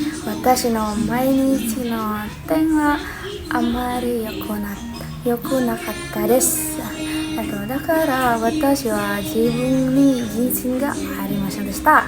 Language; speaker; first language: Japanese; non-native, learner; Indonesian